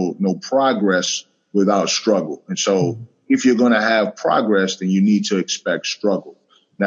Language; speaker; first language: English; native; English